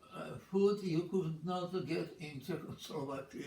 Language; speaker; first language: English; non-native, fluent; Czech